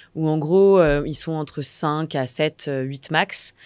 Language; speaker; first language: French; native; French